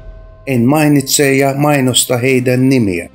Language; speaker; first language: Finnish; non-native, fluent; Turkish